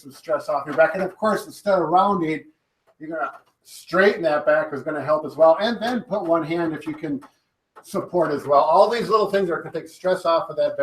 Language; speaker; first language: English; native; English